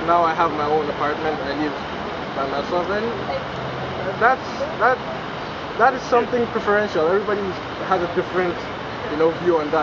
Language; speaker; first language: English; non-native, fluent; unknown